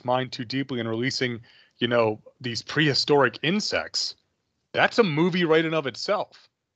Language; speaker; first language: English; native; English